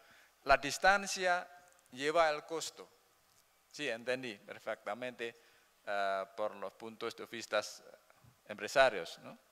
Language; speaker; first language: Spanish; non-native, learner; Indonesian